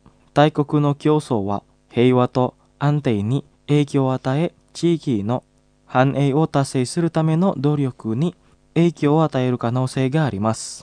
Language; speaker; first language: Japanese; non-native, fluent; Indonesian